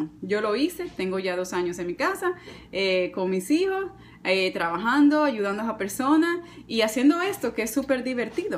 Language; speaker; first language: Spanish; native; Spanish